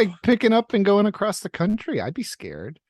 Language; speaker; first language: English; native; English